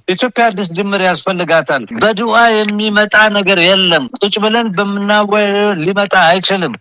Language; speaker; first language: Amharic; non-native, local second language; Oromo